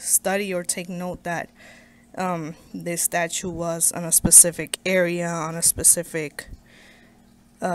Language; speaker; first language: English; native; English